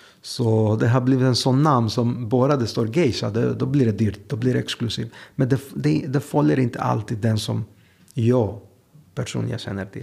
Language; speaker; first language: Swedish; non-native, fluent; Greek